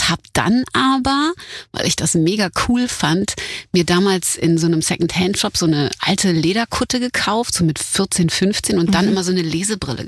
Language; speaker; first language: German; native; German